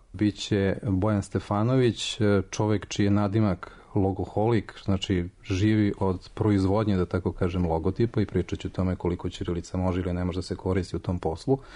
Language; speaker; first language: Serbian; native; Serbian